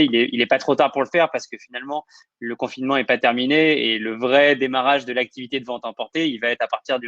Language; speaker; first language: French; native; French